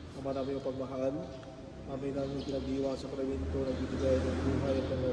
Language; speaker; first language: Filipino; native; Filipino